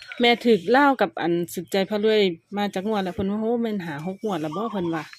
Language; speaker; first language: Thai; native; Thai